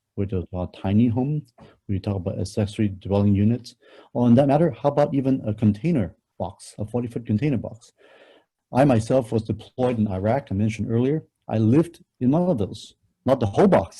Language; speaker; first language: English; non-native, local second language; Cantonese